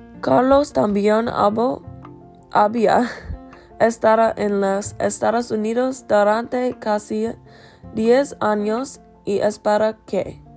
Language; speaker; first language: Spanish; non-native, learner; English